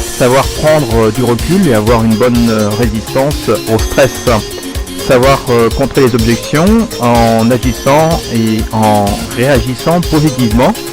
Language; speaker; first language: French; native; French